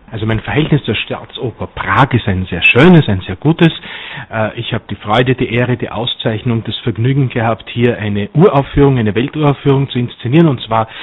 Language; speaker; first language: German; native; German